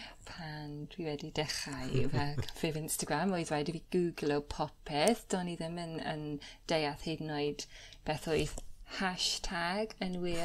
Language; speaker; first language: Welsh; non-native, learner; English